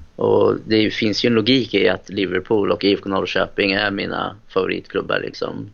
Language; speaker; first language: Swedish; native; Swedish